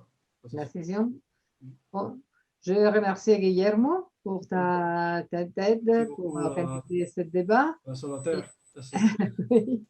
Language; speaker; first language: French; non-native, fluent; Spanish